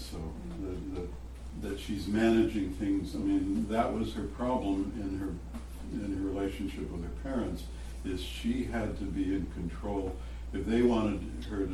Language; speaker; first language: English; native; English